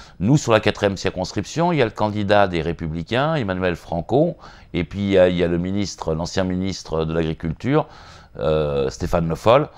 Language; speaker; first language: French; native; French